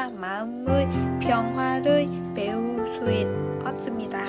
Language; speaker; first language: Korean; non-native, fluent; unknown